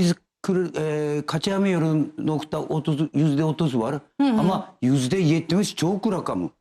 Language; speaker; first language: Turkish; non-native, learner; Japanese